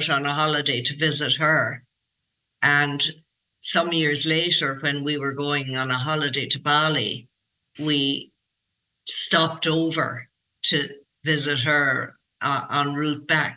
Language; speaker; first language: English; native; English